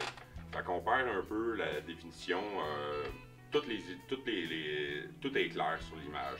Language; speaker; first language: French; native; French